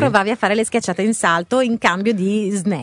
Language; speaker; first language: Italian; native; Italian